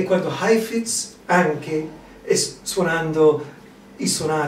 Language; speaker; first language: Italian; non-native, fluent; English